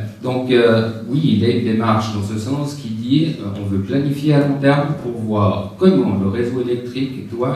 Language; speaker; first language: French; native; French